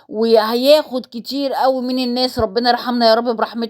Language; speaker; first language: Arabic; native; Arabic